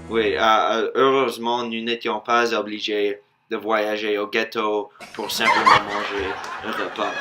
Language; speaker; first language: French; non-native, fluent; English